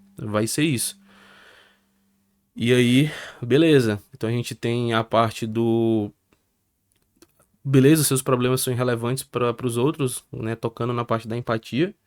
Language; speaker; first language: Portuguese; native; Portuguese